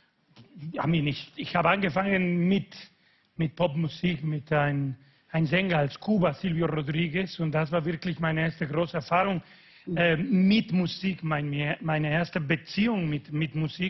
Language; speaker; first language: German; non-native, fluent; Spanish